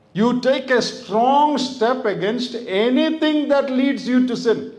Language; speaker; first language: English; non-native, local second language; Malayalam